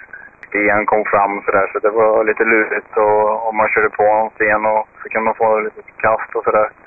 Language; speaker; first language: Swedish; native; Swedish